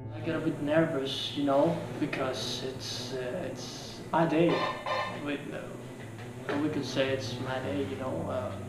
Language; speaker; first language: English; non-native, fluent; Spanish